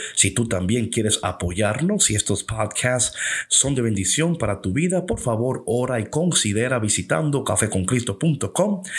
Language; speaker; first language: Spanish; early bilingual, heritage; English